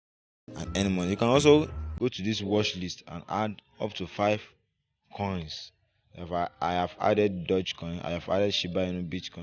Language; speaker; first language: English; non-native, local second language; Yoruba